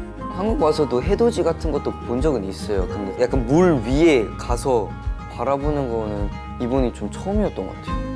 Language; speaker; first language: Korean; non-native, fluent; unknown